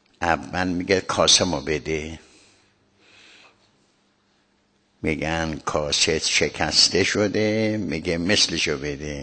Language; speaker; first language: Persian; native; Persian